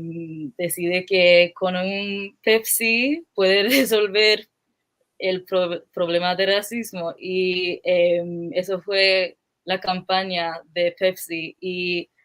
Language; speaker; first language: Spanish; non-native, fluent; English